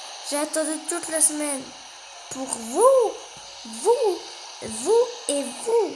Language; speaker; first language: French; native; French